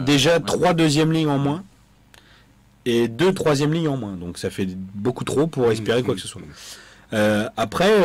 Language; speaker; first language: French; native; French